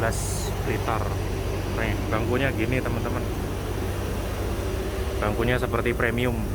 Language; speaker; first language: Indonesian; native; Indonesian